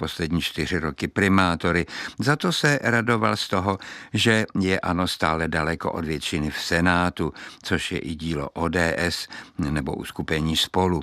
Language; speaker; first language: Czech; native; Czech